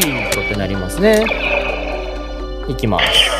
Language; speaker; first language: Japanese; native; Japanese